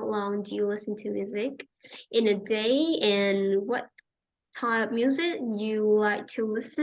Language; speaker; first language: English; non-native, fluent; Vietnamese